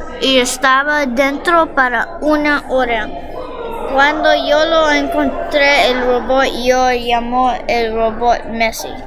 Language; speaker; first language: Spanish; non-native, learner; English